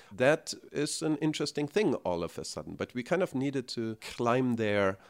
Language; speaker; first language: English; non-native, fluent; German